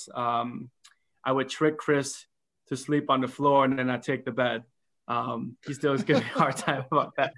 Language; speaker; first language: English; early bilingual, other home language; Khmer